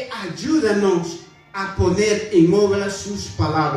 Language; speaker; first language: Spanish; non-native, fluent; Haitian Creole